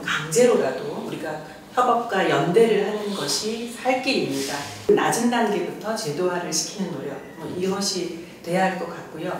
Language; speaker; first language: Korean; native; Korean